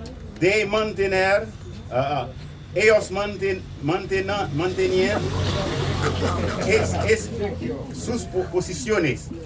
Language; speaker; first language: Spanish; non-native, learner; Haitian Creole